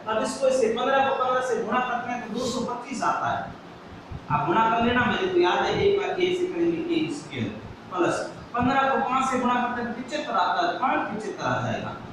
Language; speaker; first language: Hindi; native; Hindi